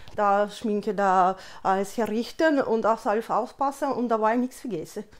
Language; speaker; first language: German; non-native, fluent; Russian